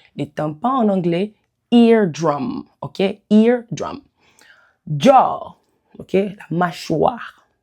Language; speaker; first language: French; non-native, local second language; Lingala